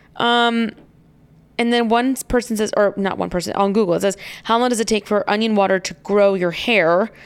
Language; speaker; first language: English; native; English